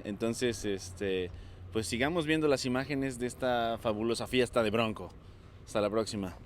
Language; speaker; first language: Spanish; native; Spanish